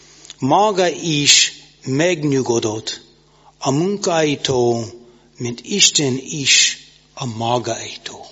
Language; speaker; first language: Hungarian; non-native, fluent; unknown